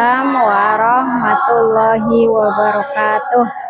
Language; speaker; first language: Indonesian; native; Indonesian